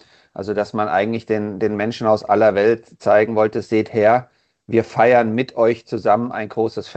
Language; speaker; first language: German; native; German